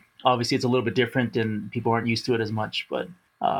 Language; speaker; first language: English; native; English